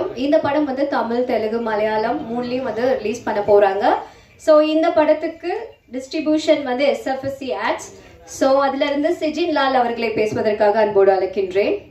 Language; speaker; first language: Tamil; native; Tamil